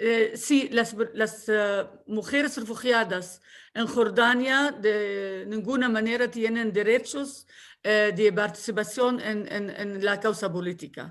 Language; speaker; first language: Spanish; non-native, fluent; Arabic